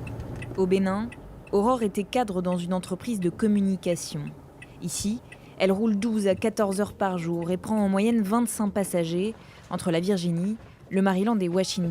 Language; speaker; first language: French; native; French